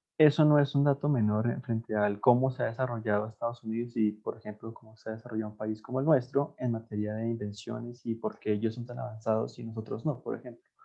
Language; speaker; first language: Spanish; native; Spanish